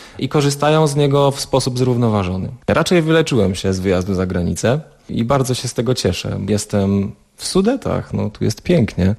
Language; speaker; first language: Polish; native; Polish